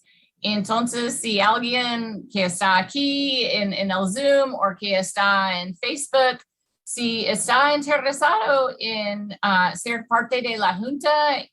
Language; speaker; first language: Spanish; non-native, fluent; English